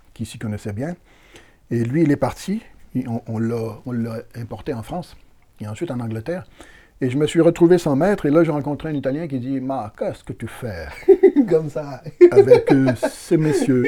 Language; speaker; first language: French; native; French